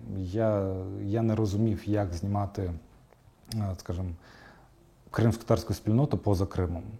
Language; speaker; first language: Ukrainian; non-native, local second language; Crimean Tatar